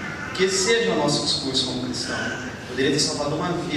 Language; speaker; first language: Portuguese; native; Portuguese